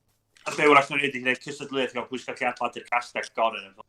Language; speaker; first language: Welsh; native; Welsh